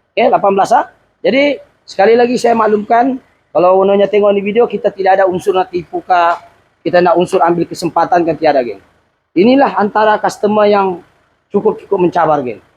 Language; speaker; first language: Malay; native; Malay